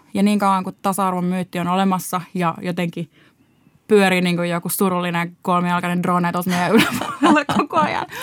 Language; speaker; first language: Finnish; native; Finnish